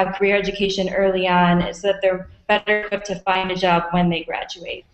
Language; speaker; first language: English; native; English